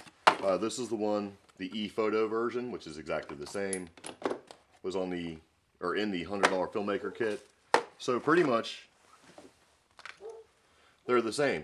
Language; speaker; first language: English; native; English